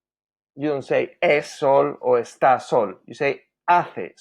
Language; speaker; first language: Spanish; non-native, fluent; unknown